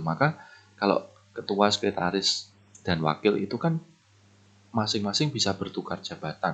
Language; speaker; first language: Indonesian; native; Indonesian